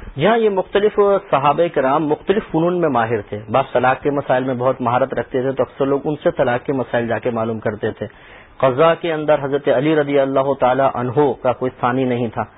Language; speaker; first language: Urdu; native; Urdu